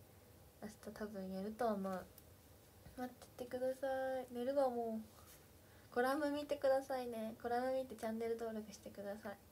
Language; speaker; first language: Japanese; native; Japanese